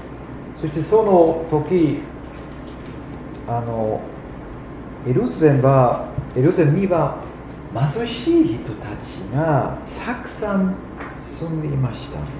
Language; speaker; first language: Japanese; non-native, fluent; German